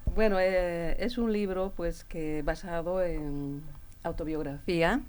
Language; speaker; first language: Spanish; native; Spanish